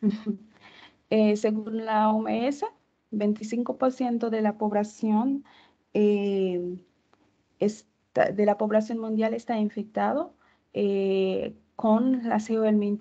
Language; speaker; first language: Spanish; non-native, fluent; Haitian Creole